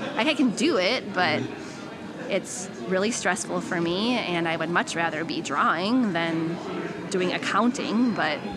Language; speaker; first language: English; native; English